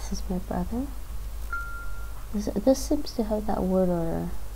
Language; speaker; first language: English; native; English